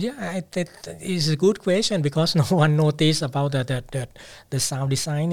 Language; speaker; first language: English; non-native, fluent; Thai